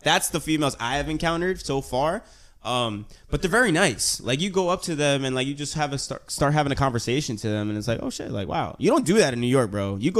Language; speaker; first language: English; early bilingual, other home language; Spanish